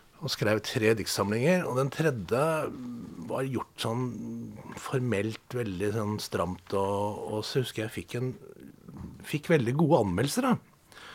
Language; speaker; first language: Norwegian; native; Norwegian